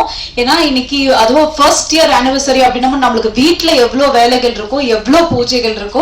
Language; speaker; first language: Tamil; native; Tamil